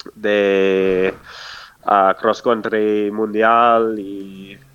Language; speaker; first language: Spanish; non-native, fluent; English